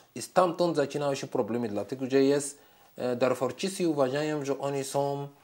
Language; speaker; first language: Polish; non-native, fluent; Arabic